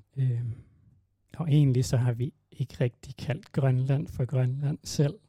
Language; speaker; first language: Danish; non-native, local second language; Kalaallisut